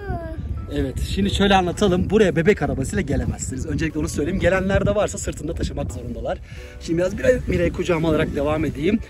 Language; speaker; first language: Turkish; native; Turkish